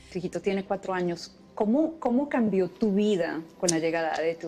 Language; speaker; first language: Spanish; native; Spanish